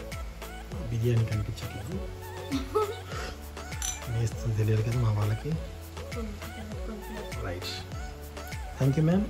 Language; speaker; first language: Telugu; native; Telugu